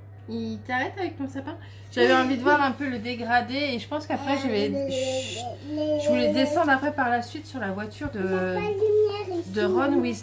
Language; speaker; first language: French; native; French